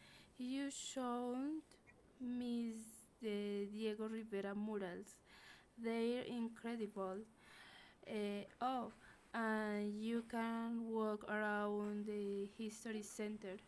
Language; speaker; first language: English; non-native, learner; Spanish